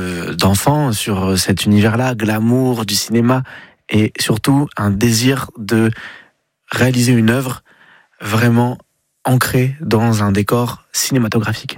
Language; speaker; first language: French; native; French